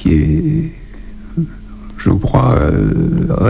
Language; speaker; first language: French; native; French